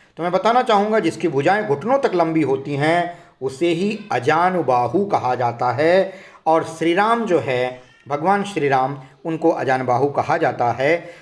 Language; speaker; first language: Hindi; native; Hindi